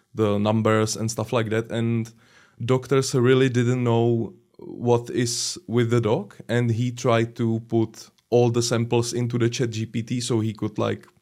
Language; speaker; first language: English; non-native, learner; Czech